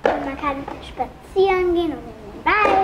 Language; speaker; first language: German; native; German